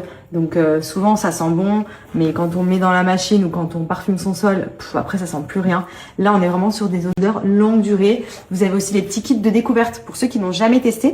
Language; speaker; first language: French; native; French